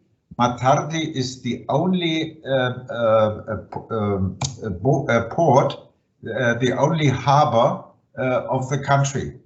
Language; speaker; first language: English; non-native, fluent; German